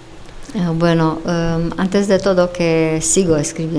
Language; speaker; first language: Spanish; non-native, fluent; Romanian